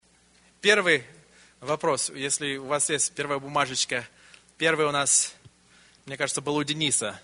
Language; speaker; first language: Russian; early bilingual, heritage; Russian